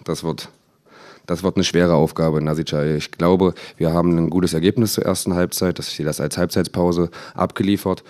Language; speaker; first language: German; native; German